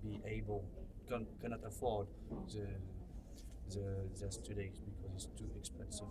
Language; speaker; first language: English; non-native, learner; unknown